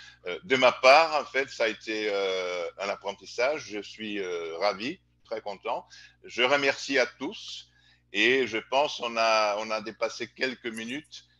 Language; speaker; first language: French; non-native, fluent; Portuguese